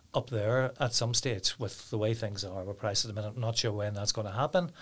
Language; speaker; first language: English; native; English